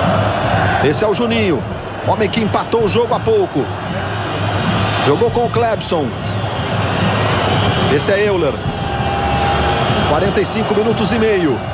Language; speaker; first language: Portuguese; native; Portuguese